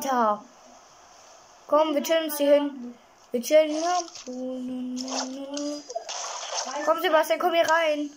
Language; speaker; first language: German; native; German